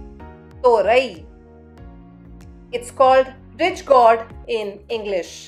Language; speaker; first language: English; non-native, local second language; Hindi